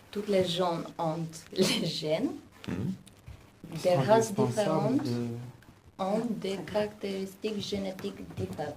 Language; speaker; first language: French; non-native, learner; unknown